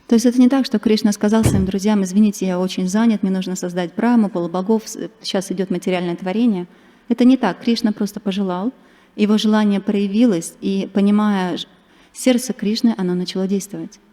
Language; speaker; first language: Russian; native; Russian